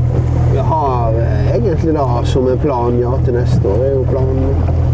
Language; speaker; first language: Norwegian; native; Norwegian